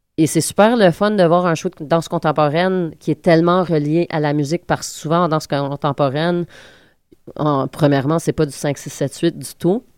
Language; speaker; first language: French; native; French